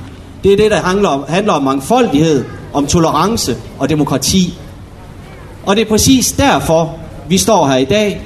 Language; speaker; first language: Danish; native; Danish